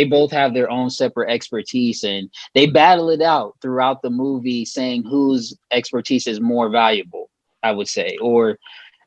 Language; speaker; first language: English; native; English